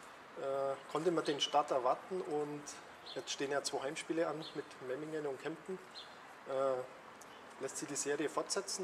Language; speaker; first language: German; native; German